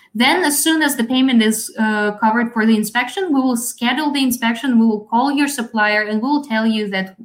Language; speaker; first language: English; non-native, fluent; Russian